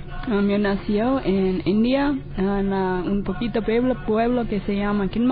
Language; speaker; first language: Spanish; non-native, learner; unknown